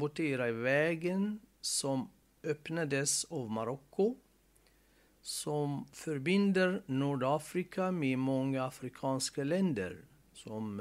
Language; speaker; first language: Swedish; non-native, fluent; Arabic